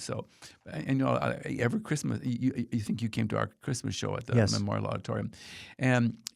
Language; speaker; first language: English; native; English